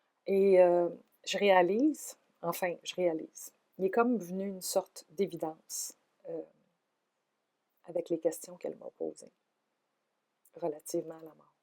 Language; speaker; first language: French; native; French